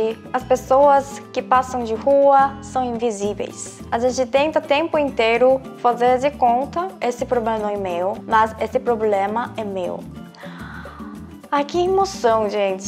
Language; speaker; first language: Portuguese; non-native, fluent; Korean